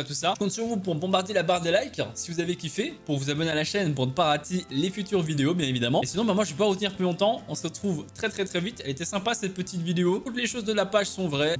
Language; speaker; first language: French; native; French